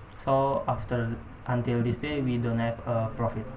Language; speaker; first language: English; non-native, learner; Indonesian